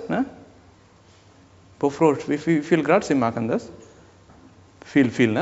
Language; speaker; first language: German; non-native, learner; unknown